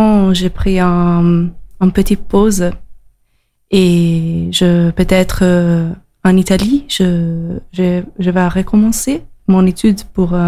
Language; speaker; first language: French; non-native, learner; Italian